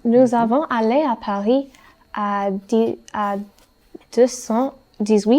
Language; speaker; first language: French; non-native, learner; English